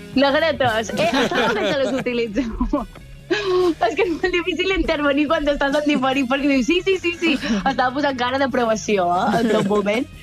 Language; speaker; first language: Catalan; native; Catalan